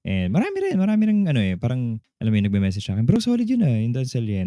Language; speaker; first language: Filipino; native; Filipino